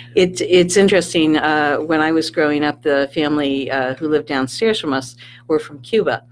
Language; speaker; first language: English; native; English